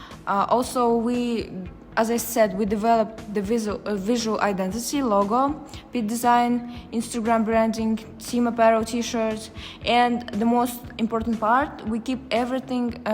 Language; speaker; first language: English; non-native, fluent; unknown